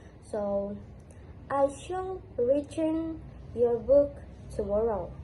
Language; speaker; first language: English; non-native, learner; Indonesian